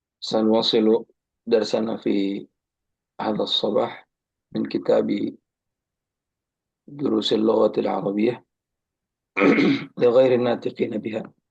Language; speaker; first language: Arabic; non-native, fluent; Indonesian